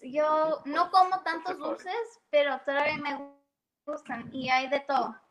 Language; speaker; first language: Spanish; early bilingual, heritage; Spanish